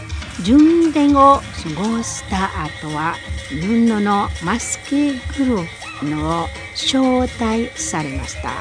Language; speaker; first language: Japanese; non-native, learner; Indonesian